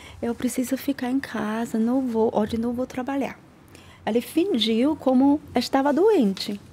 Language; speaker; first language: Portuguese; non-native, learner; Chinese